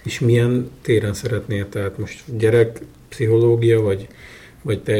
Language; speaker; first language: Hungarian; native; Hungarian